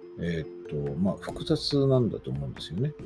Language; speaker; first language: Japanese; native; Japanese